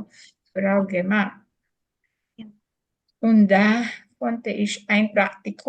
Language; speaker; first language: German; non-native, learner; Filipino